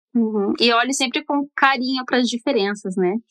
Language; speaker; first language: Portuguese; native; Portuguese